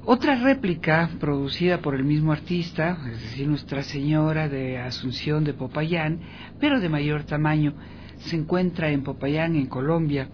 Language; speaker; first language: Spanish; native; Spanish